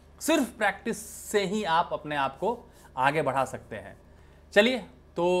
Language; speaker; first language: Hindi; native; Hindi